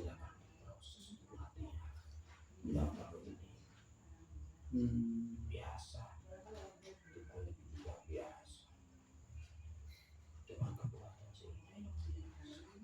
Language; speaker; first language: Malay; non-native, local second language; Javanese